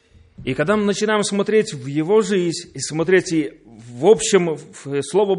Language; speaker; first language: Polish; non-native, learner; Russian